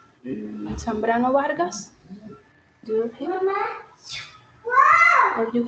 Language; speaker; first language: English; non-native, learner; Spanish